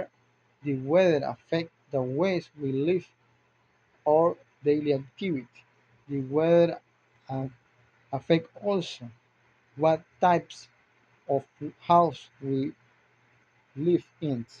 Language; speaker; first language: English; non-native, learner; Spanish